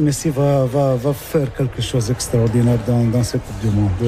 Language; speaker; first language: French; non-native, local second language; Arabic